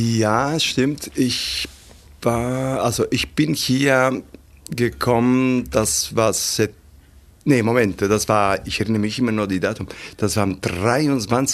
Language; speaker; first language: German; non-native, fluent; Italian